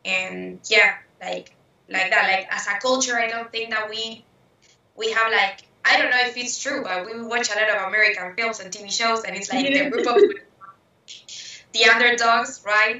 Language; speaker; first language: English; non-native, fluent; Spanish